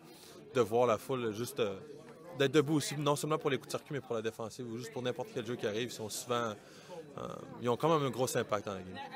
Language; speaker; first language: French; native; French